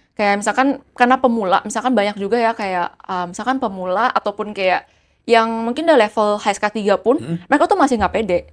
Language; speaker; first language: Indonesian; native; Indonesian